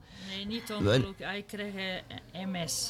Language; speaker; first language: Dutch; non-native, learner; Serbian